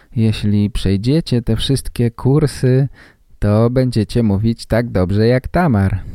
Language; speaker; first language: Polish; native; Polish